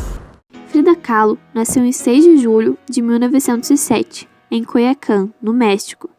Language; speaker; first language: Portuguese; native; Portuguese